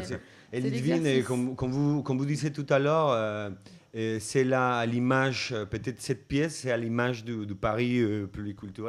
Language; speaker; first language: French; non-native, fluent; Spanish